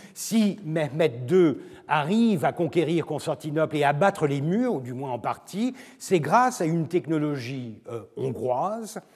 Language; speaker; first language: French; non-native, fluent; Turkish